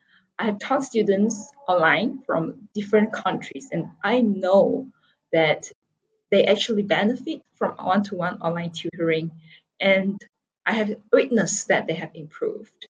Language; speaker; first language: English; non-native, local second language; Chinese